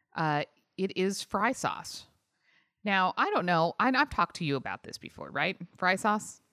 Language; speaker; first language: English; native; English